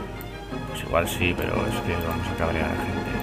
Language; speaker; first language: Spanish; native; Spanish